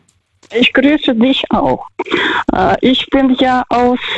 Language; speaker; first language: German; non-native, fluent; Russian